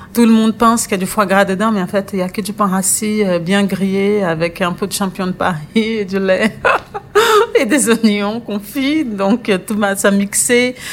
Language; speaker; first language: French; non-native, fluent; Portuguese